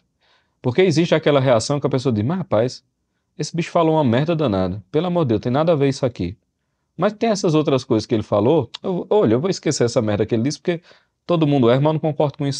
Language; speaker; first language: Portuguese; native; Portuguese